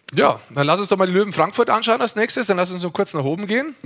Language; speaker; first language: German; native; German